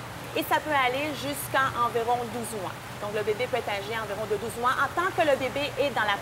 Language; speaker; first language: French; native; French